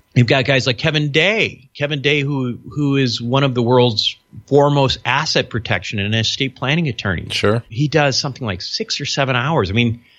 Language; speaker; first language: English; native; English